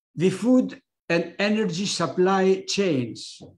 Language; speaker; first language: English; non-native, fluent; Greek